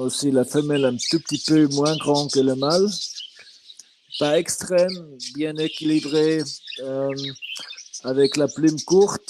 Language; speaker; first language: French; non-native, fluent; Swiss German